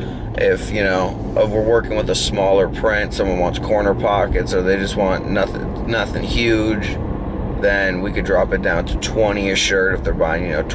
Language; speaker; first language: English; native; English